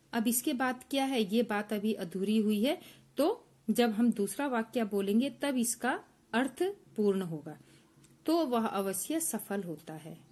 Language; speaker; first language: Hindi; native; Hindi